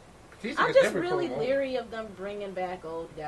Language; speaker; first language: English; native; English